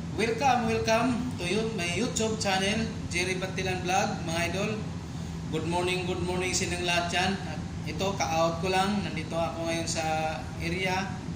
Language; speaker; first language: Filipino; non-native, local second language; Cebuano